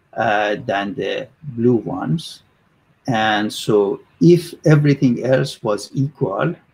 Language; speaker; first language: English; non-native, fluent; Persian